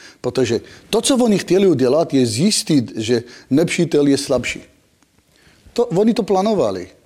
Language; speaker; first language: Czech; non-native, fluent; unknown